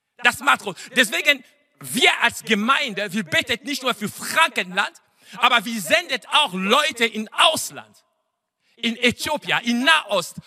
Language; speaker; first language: German; non-native, fluent; French